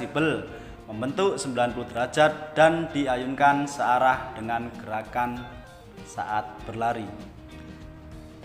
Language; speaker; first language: Indonesian; native; Indonesian